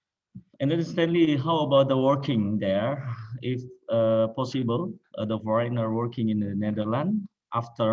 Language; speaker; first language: English; non-native, learner; Indonesian